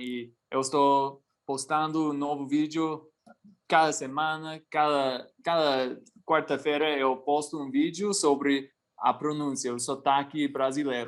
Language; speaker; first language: Portuguese; non-native, fluent; English